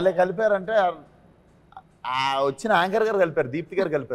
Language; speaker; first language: Telugu; native; Telugu